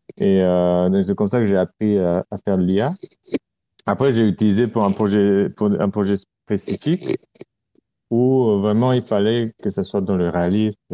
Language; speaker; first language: French; non-native, fluent; Romanian